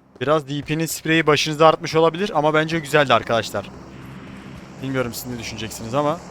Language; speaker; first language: Turkish; native; Turkish